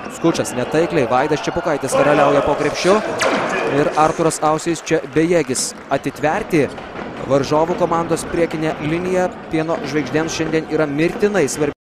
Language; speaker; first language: Lithuanian; native; Lithuanian